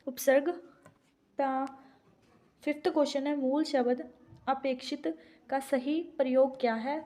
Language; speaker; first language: Hindi; non-native, local second language; Punjabi